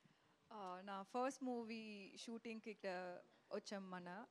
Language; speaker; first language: Telugu; non-native, learner; Tamil